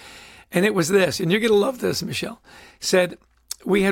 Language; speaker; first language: English; native; English